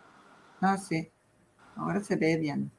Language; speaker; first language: Spanish; non-native, fluent; Italian